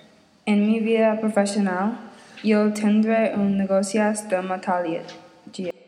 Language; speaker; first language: Spanish; non-native, learner; English